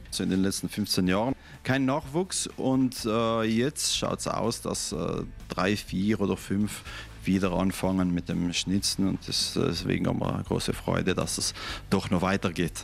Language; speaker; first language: German; non-native, local second language; Ladin